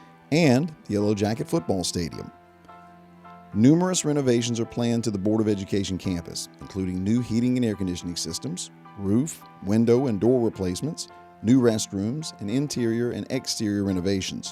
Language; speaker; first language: English; native; English